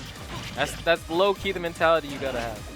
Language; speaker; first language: English; native; English